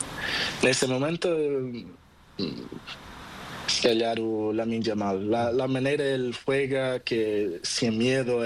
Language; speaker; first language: Spanish; non-native, learner; Portuguese